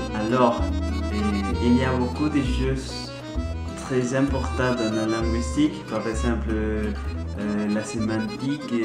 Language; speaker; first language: French; non-native, learner; Spanish